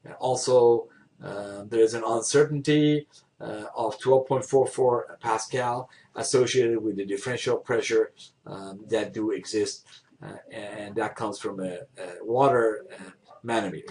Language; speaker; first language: English; non-native, fluent; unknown